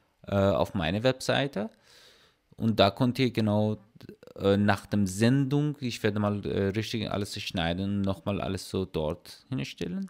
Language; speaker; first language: German; non-native, learner; Persian